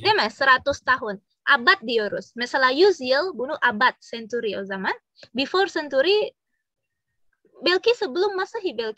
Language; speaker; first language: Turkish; non-native, learner; Indonesian